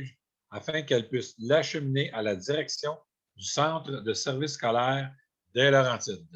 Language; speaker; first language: French; native; French